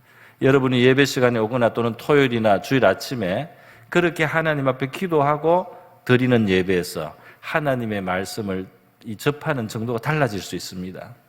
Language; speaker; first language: Korean; native; Korean